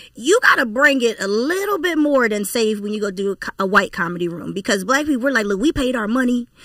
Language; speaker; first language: English; native; English